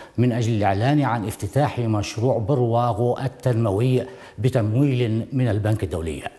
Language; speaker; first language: Arabic; non-native, local second language; Somali